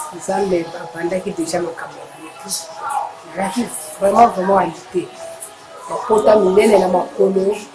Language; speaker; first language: Lingala; native; Lingala